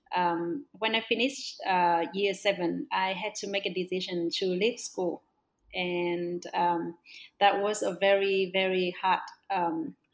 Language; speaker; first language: English; non-native, fluent; Vietnamese